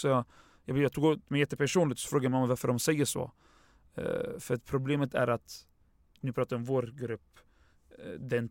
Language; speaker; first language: Swedish; non-native, fluent; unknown